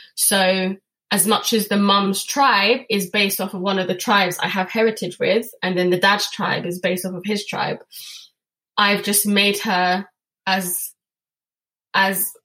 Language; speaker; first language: English; native; English